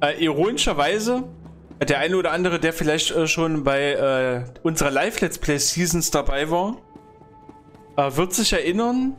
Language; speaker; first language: German; native; German